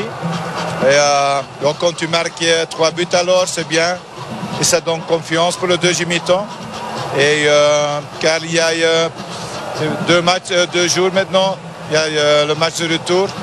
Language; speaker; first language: French; non-native, learner; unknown